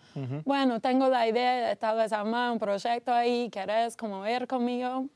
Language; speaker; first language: Spanish; non-native, fluent; English